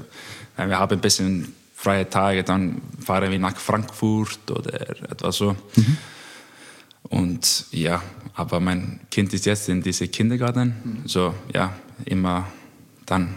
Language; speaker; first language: German; non-native, learner; Icelandic